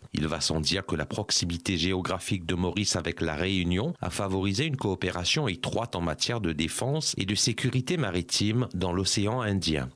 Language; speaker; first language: French; non-native, local second language; Morisyen